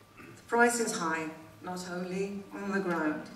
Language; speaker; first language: English; non-native, fluent; Dutch